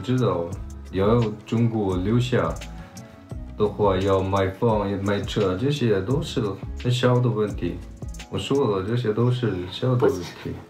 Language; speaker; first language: Chinese; early bilingual, heritage; Chinese